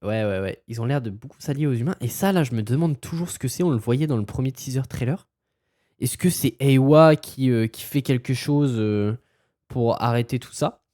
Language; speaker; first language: French; native; French